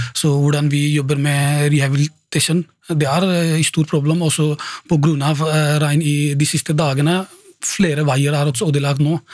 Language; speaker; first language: Norwegian; non-native, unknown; Nepali